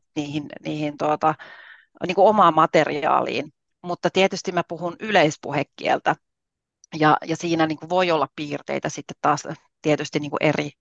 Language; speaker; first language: Finnish; native; Finnish